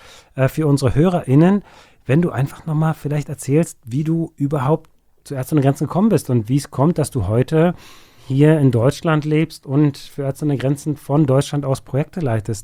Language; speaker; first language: German; native; German